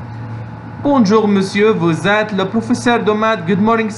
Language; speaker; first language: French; non-native, fluent; Arabic